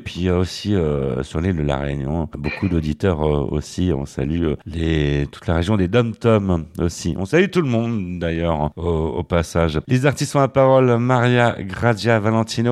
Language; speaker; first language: French; native; French